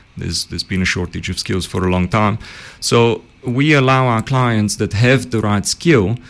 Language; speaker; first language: English; early bilingual, other home language; Bulgarian